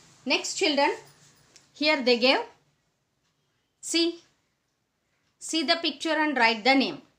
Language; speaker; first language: English; non-native, local second language; Telugu